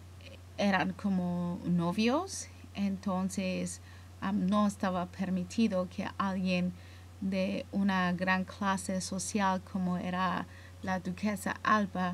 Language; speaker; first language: Spanish; early bilingual, heritage; English